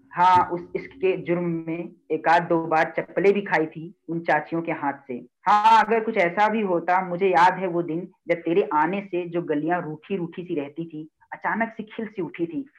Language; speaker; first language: Hindi; native; Hindi